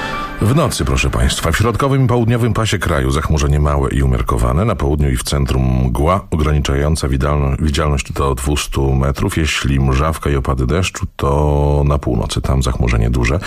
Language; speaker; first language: Polish; native; Polish